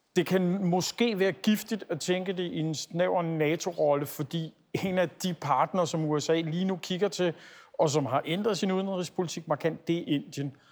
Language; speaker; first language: Danish; native; Danish